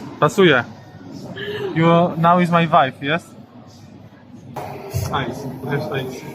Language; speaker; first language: English; non-native, learner; Polish